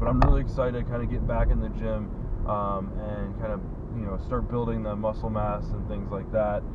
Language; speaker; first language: English; native; English